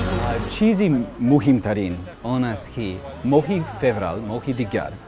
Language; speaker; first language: Persian; non-native, learner; English